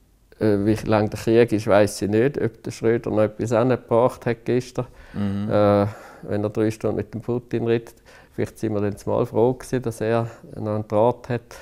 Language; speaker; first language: German; native; German